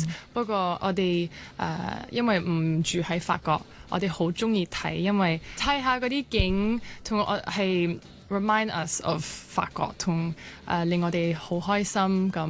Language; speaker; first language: Cantonese; non-native, local second language; French